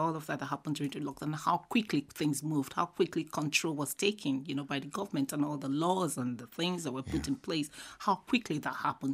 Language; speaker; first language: English; non-native, local second language; Igbo